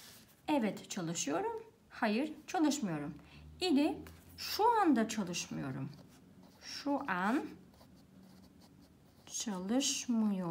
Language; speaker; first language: Turkish; non-native, fluent; Bulgarian